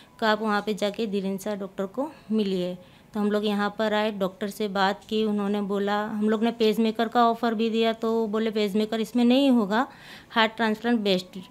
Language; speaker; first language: Hindi; non-native, local second language; Gujarati